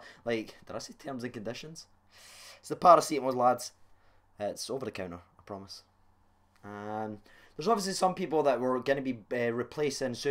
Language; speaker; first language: English; native; English